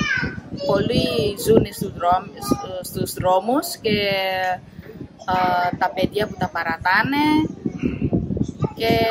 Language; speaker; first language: Greek; non-native, fluent; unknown